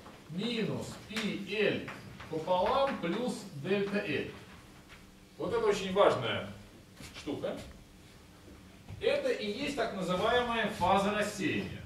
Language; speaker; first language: Russian; native; Russian